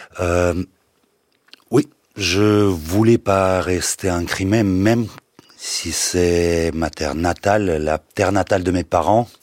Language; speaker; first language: French; non-native, fluent; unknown